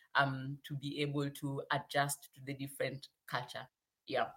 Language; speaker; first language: English; non-native, local second language; Swahili